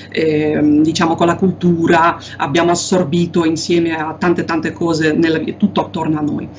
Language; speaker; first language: Italian; non-native, fluent; Russian